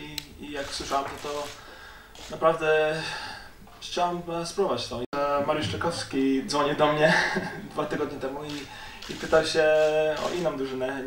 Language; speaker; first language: Polish; early bilingual, heritage; Polish